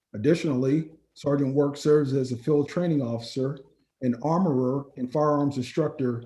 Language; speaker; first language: English; native; English